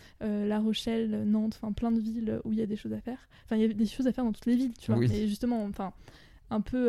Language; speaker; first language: French; native; French